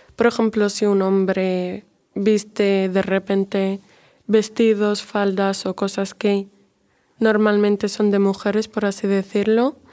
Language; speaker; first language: Spanish; native; Spanish